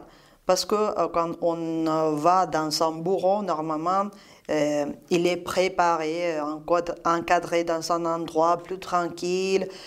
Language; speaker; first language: French; non-native, fluent; Spanish